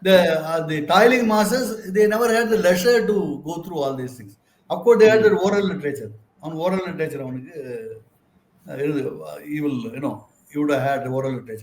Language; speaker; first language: English; non-native, local second language; Tamil